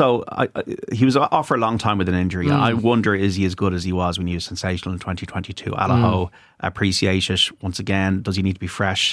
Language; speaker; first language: English; native; English